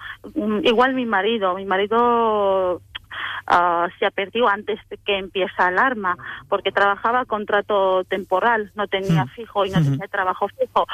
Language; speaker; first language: Spanish; non-native, learner; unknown